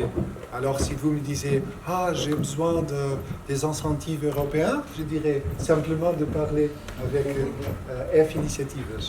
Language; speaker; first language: French; non-native, fluent; Portuguese